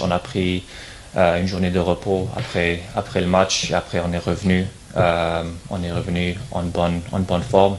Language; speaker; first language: French; non-native, fluent; English